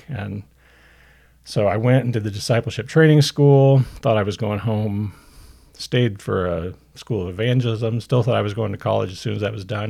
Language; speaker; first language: English; native; English